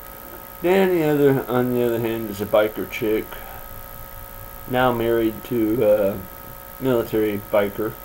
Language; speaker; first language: English; native; English